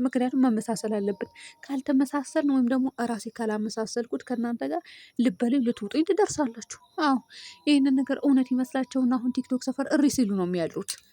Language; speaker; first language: Amharic; native; Amharic